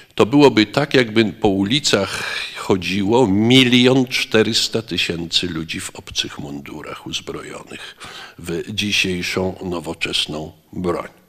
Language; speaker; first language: Polish; native; Polish